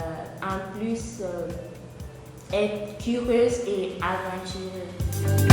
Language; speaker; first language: French; non-native, fluent; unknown